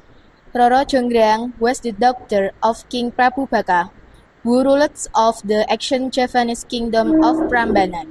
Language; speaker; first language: English; non-native, learner; Indonesian